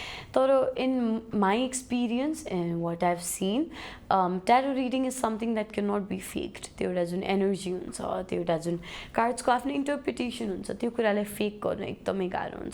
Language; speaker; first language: Nepali; native; Nepali